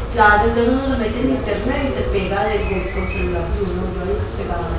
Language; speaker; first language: Spanish; native; Spanish